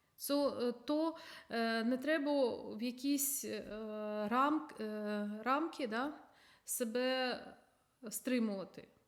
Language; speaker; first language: Ukrainian; non-native, local second language; Russian